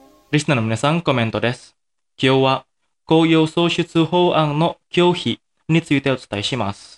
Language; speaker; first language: Japanese; non-native, fluent; Indonesian